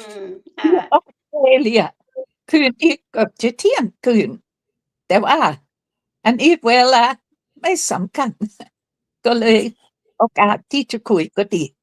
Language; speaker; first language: Thai; non-native, fluent; English